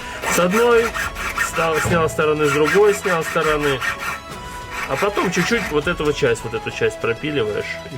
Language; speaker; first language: Russian; native; Russian